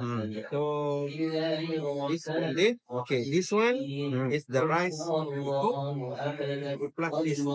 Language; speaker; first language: English; non-native, local second language; Malay